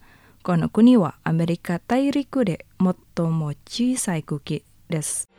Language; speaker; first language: Japanese; non-native, learner; Indonesian